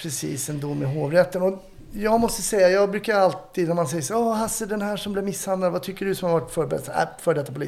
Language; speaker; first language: Swedish; native; Swedish